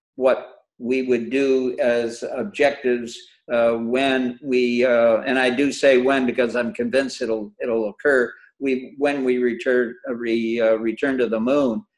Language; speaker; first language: English; native; English